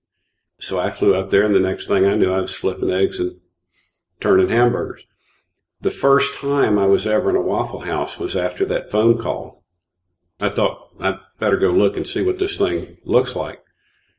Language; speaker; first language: English; native; English